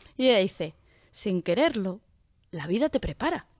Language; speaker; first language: Spanish; native; Spanish